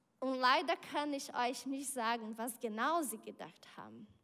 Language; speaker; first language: German; non-native, learner; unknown